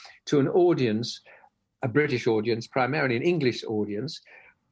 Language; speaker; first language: English; native; English